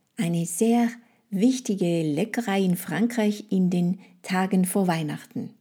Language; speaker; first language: German; non-native, fluent; French